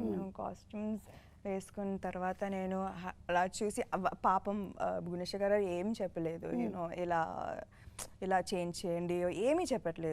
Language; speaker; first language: Telugu; non-native, fluent; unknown